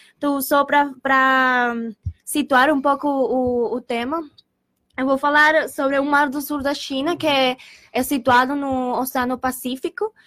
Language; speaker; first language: Portuguese; non-native, learner; Spanish